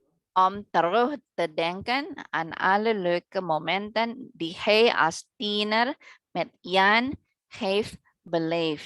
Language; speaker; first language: Dutch; non-native, learner; Indonesian